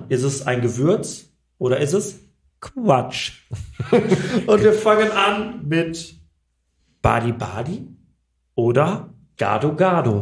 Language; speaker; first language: German; native; German